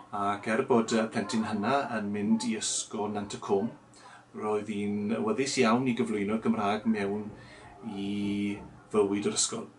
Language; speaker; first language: Welsh; native; Welsh